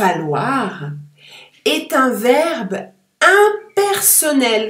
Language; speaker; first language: French; native; French